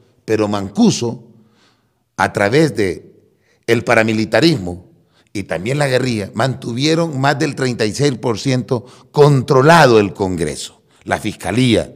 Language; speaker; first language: Spanish; native; Spanish